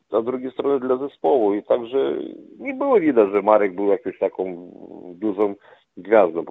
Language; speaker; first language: Polish; non-native, fluent; Russian